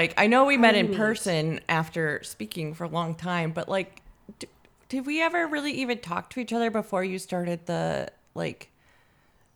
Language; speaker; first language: English; native; English